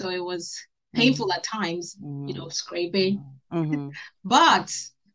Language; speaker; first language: English; non-native, local second language; Igbo